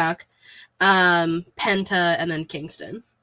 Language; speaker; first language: English; native; English